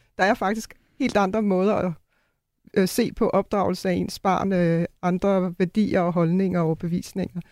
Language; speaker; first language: Danish; native; Danish